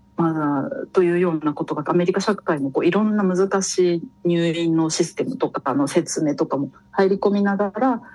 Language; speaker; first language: Japanese; native; Japanese